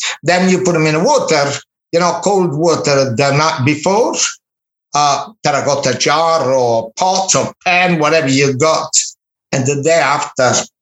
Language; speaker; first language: English; non-native, fluent; Italian